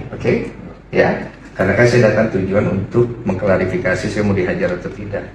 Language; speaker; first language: Indonesian; native; Indonesian